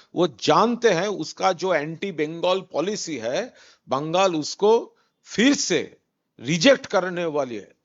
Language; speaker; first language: Hindi; non-native, local second language; Bangla